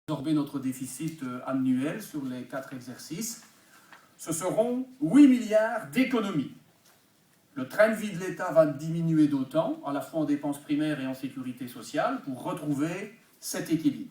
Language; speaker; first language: French; native; French